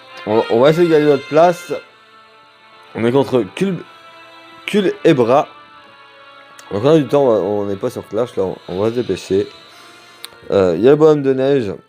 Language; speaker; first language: French; native; French